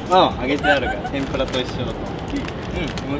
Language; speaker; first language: Vietnamese; non-native, learner; Japanese